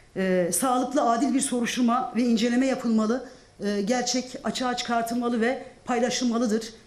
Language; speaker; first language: Turkish; non-native, local second language; Zaza